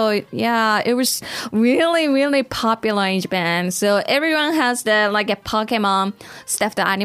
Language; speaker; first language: English; non-native, fluent; Japanese